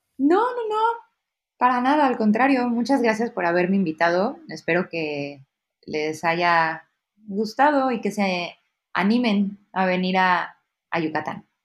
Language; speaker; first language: Spanish; native; Spanish